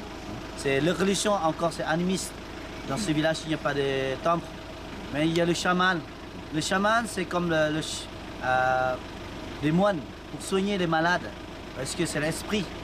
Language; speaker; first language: French; non-native, local second language; Lao